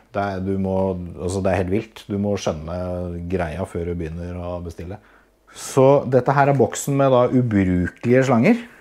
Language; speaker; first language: Norwegian; native; Norwegian